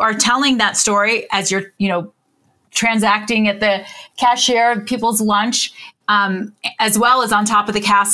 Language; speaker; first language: English; native; English